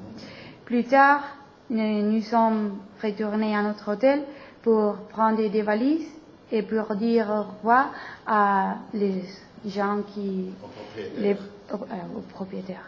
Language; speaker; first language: French; non-native, learner; Spanish